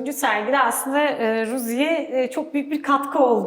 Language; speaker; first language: Turkish; native; Turkish